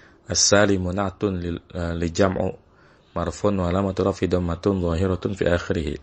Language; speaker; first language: Arabic; non-native, fluent; Indonesian